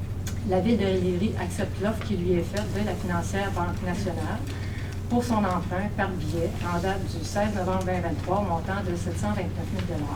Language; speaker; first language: French; native; French